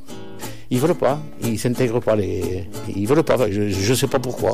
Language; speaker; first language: French; native; French